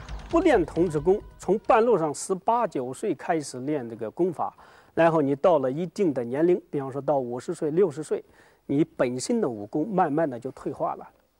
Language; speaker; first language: Chinese; native; Chinese